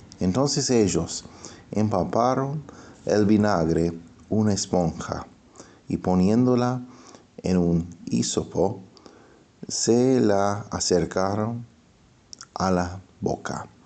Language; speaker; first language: Spanish; non-native, fluent; English